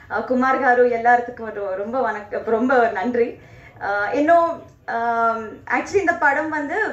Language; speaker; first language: Tamil; non-native, learner; Telugu